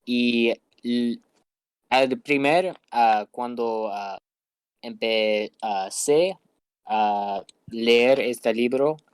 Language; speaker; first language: Spanish; non-native, learner; English